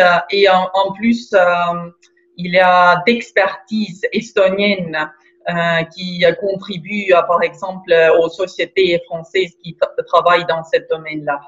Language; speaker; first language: French; non-native, fluent; Estonian